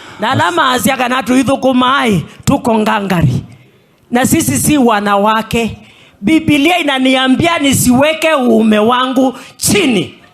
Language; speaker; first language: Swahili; non-native, local second language; Kamba